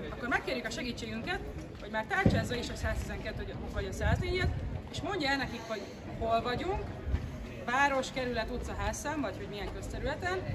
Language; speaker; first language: Hungarian; native; Hungarian